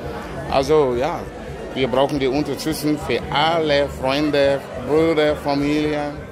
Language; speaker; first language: German; non-native, learner; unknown